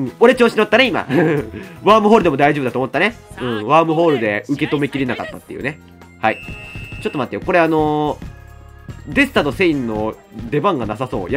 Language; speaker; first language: Japanese; native; Japanese